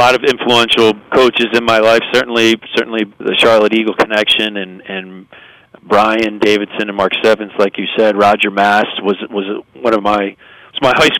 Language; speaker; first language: English; native; English